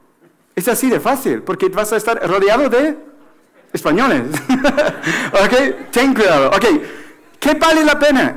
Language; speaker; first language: Spanish; non-native, fluent; English